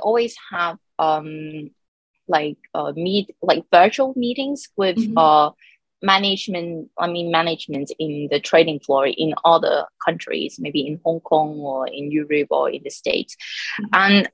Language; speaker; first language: English; non-native, local second language; Cantonese